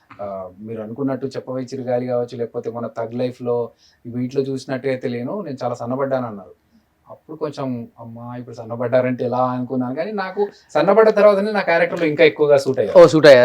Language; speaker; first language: Telugu; native; Telugu